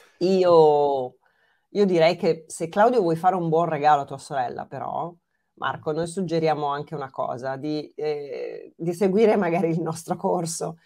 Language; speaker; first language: Italian; native; Italian